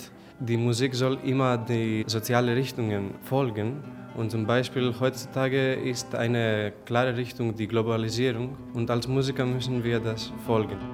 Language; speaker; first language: German; non-native, fluent; Persian